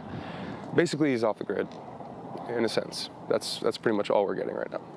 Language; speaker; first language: English; native; English